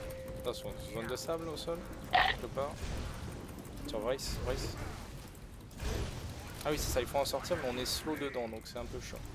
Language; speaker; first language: French; native; French